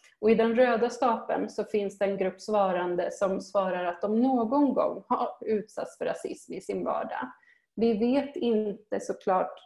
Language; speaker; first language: Swedish; native; Swedish